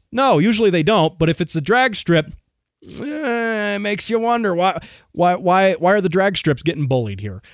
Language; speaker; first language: English; native; English